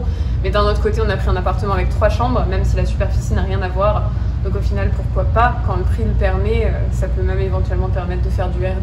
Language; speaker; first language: French; native; French